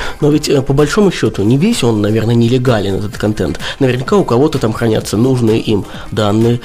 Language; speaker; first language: Russian; native; Russian